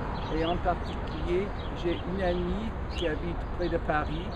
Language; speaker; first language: French; non-native, fluent; English